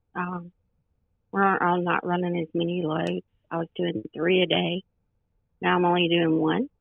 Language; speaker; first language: English; native; English